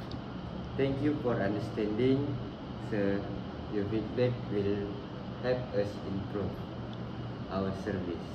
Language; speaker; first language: English; non-native, fluent; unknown